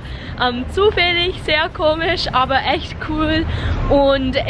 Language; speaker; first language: German; non-native, learner; English